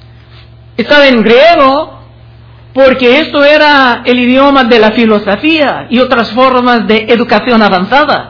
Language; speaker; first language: Spanish; non-native, fluent; English